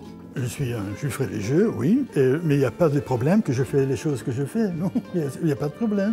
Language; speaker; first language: French; non-native, fluent; Dutch